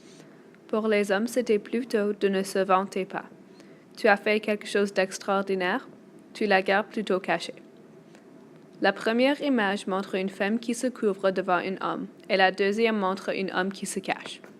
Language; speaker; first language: French; non-native, local second language; English